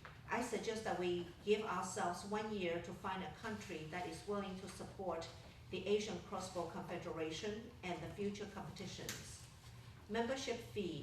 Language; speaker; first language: English; non-native, fluent; Chinese